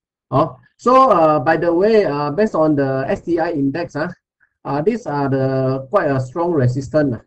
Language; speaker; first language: English; non-native, local second language; Chinese